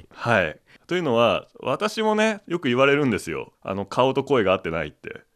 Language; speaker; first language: Japanese; native; Japanese